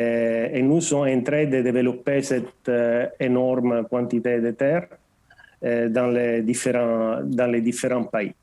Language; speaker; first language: French; non-native, learner; Portuguese